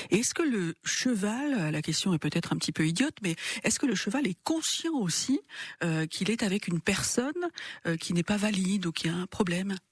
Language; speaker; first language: French; native; French